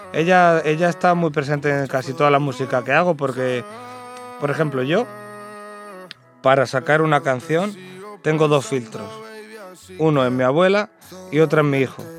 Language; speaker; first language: Spanish; native; Spanish